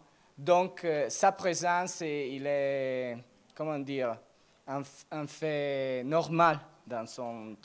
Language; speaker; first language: French; non-native, learner; Italian